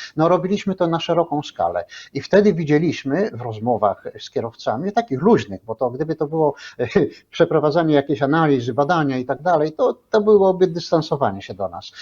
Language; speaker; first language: Polish; native; Polish